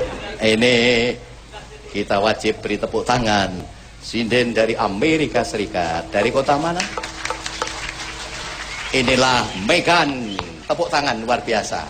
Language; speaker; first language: Indonesian; non-native, local second language; Javanese